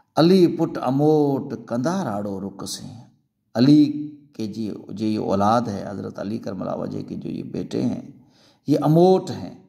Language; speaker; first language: Urdu; non-native, local second language; Sindhi